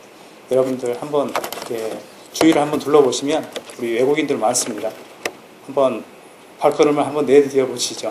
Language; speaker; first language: Korean; native; Korean